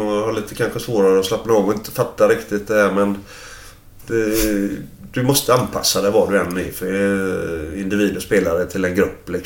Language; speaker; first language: Swedish; native; Swedish